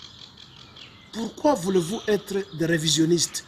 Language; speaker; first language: French; non-native, local second language; Lingala